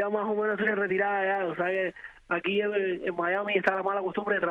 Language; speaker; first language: Spanish; native; Spanish